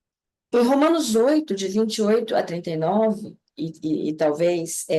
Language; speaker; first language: Portuguese; native; Portuguese